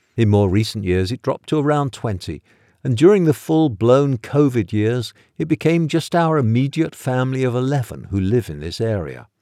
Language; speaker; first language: English; native; English